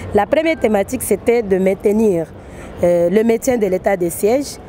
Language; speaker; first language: French; non-native, local second language; Swahili